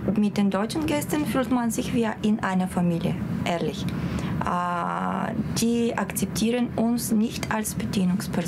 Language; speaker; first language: German; non-native, fluent; Bulgarian